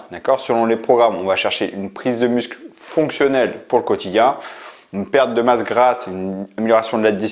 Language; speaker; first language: French; native; French